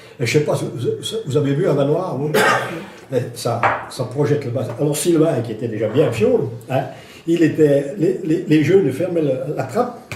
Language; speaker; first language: French; native; French